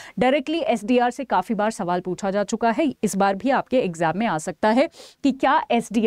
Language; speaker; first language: Hindi; native; Hindi